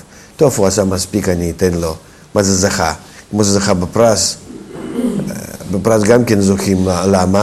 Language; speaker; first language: Hebrew; non-native, fluent; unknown